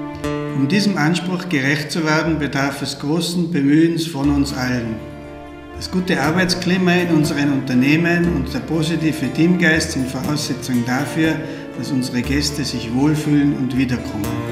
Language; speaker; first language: German; native; German